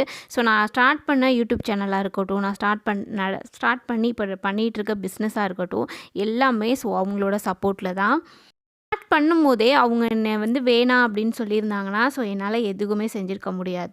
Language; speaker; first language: Tamil; native; Tamil